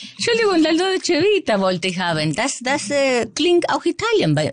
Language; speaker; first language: German; non-native, fluent; Spanish